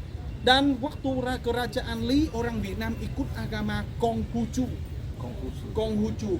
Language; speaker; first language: Indonesian; non-native, fluent; Vietnamese